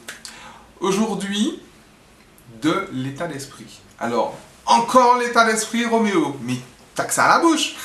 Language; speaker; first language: French; native; French